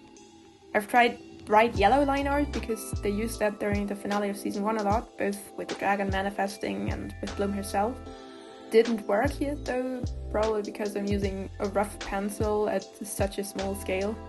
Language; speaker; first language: English; non-native, fluent; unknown